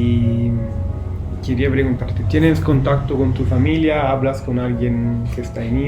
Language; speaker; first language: Spanish; non-native, fluent; Italian